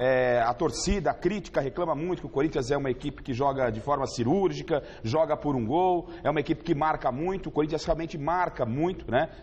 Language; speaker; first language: Portuguese; native; Portuguese